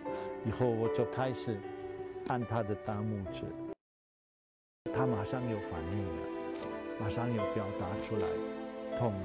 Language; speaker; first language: Chinese; non-native, fluent; German